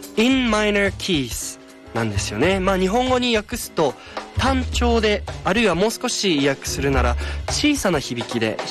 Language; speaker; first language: Japanese; native; Japanese